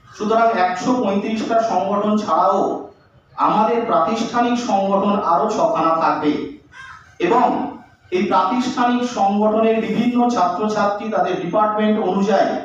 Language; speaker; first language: Bangla; native; Bangla